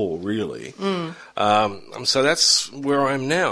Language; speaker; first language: English; early bilingual, other home language; German